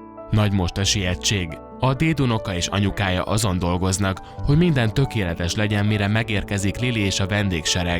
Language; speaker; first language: Hungarian; native; Hungarian